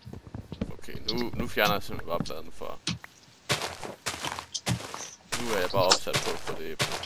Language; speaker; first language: Danish; native; Danish